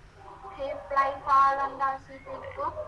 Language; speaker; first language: English; non-native, learner; Vietnamese